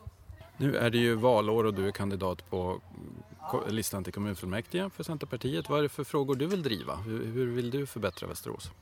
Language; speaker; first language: Swedish; native; Swedish